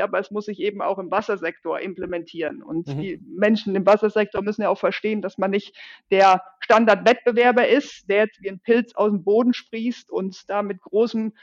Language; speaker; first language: German; native; German